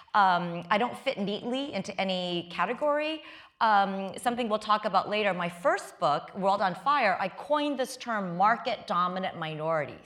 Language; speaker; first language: English; early bilingual, other home language; Chinese